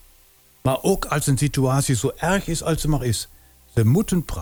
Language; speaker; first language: Dutch; non-native, fluent; German